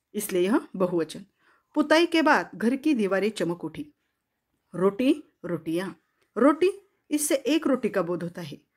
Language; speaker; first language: Hindi; non-native, local second language; Marathi